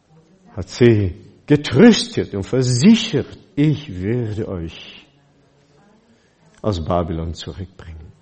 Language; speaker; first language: German; non-native, fluent; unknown